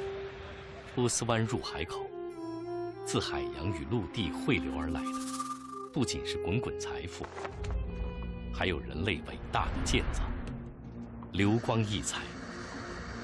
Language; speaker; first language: Chinese; native; Chinese